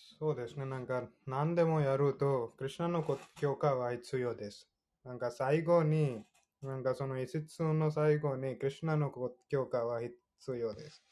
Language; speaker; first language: Japanese; non-native, fluent; Hindi